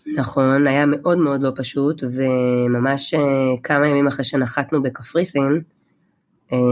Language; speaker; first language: Hebrew; native; Hebrew